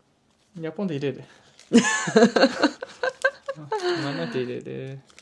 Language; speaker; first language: Mongolian; non-native, learner; Japanese